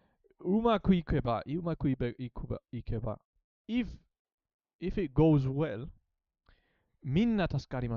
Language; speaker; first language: Japanese; non-native, learner; English